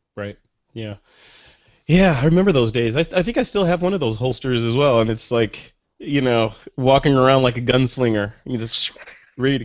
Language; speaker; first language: English; native; English